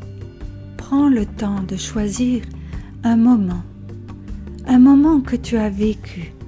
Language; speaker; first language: French; native; French